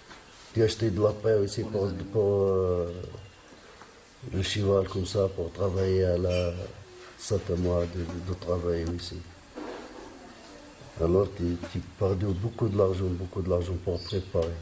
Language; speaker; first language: French; non-native, learner; Arabic